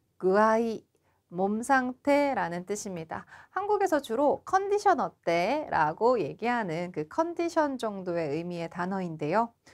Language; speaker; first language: Korean; native; Korean